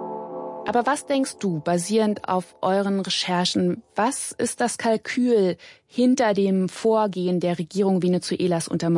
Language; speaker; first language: German; native; German